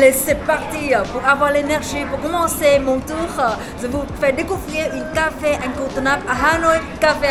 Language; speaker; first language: French; non-native, learner; Vietnamese